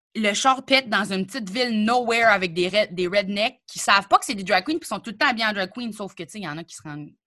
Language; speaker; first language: French; native; French